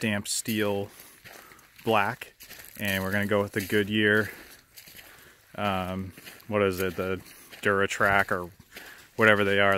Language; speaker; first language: English; native; English